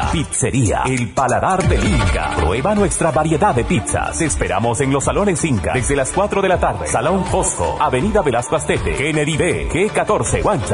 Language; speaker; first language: Spanish; native; Spanish